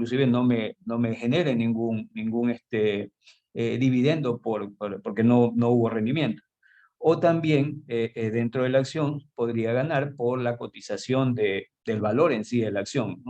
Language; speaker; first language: Spanish; native; Spanish